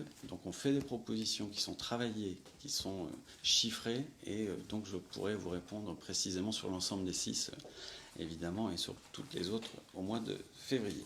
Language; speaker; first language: French; native; French